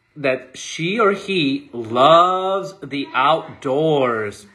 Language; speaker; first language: English; native; English